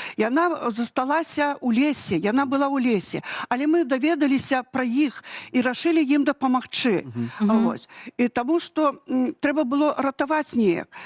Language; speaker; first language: Belarusian; native; Belarusian